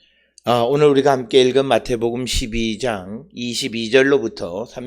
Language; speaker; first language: Korean; native; Korean